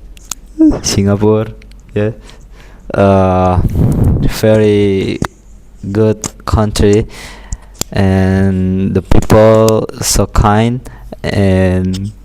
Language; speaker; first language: English; non-native, learner; Indonesian